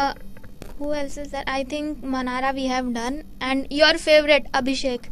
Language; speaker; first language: English; non-native, local second language; Hindi